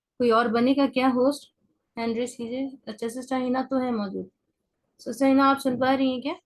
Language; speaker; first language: Urdu; native; Urdu